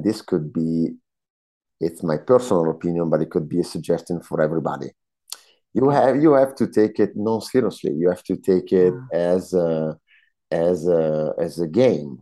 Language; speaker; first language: English; non-native, fluent; Italian